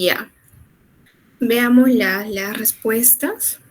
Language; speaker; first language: Spanish; native; Spanish